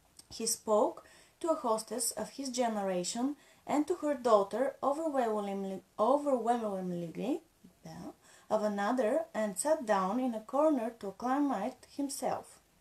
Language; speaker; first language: English; non-native, fluent; Bulgarian